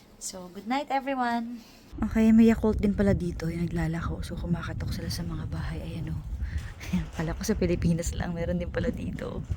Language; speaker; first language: Filipino; native; Filipino